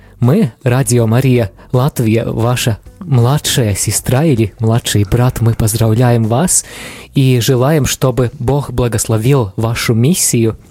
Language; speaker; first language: Russian; non-native, local second language; Latvian